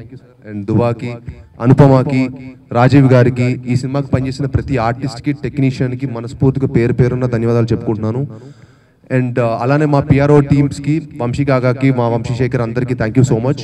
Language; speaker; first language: Telugu; native; Telugu